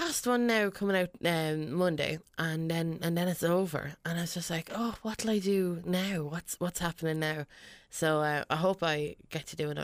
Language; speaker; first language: English; native; English